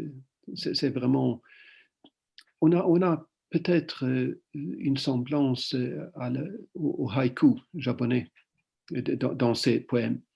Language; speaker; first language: French; non-native, fluent; Swedish